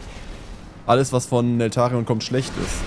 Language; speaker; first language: German; native; German